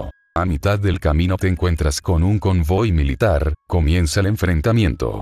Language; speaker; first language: Spanish; native; Spanish